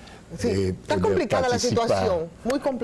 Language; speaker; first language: Spanish; native; Spanish